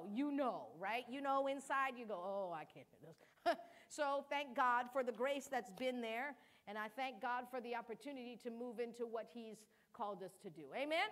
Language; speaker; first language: English; early bilingual, other home language; Kabuverdianu